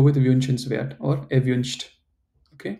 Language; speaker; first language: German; non-native, fluent; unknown